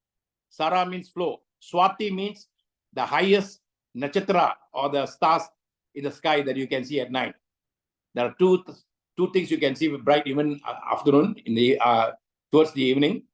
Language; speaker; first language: English; non-native, local second language; Tamil